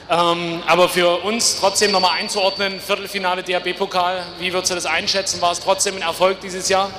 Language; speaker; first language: German; native; German